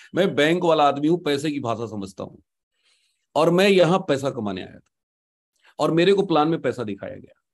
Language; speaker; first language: Hindi; native; Hindi